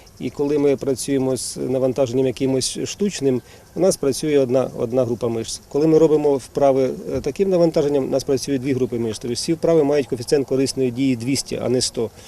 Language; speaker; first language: Ukrainian; non-native, local second language; Russian